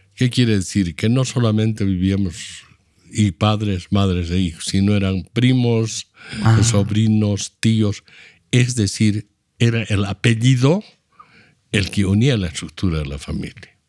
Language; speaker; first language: Spanish; native; Spanish